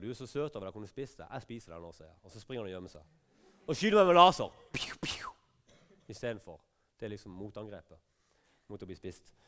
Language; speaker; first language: Norwegian; native; Norwegian